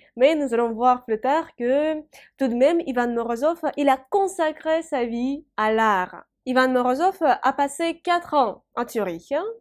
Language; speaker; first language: French; non-native, fluent; Russian